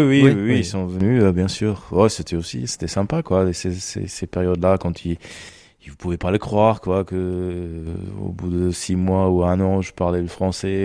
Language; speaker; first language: French; non-native, fluent; German